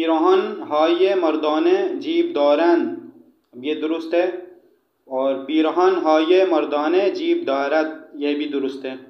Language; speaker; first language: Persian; non-native, fluent; Urdu